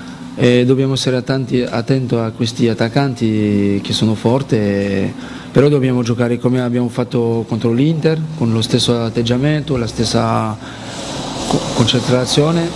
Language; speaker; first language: Italian; non-native, fluent; French